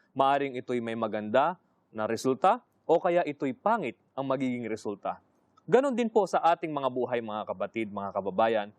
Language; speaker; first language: Filipino; native; Filipino